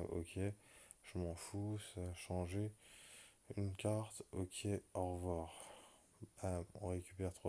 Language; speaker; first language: French; native; French